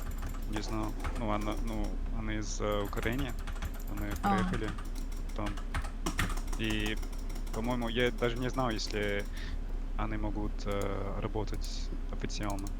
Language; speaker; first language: Russian; non-native, learner; English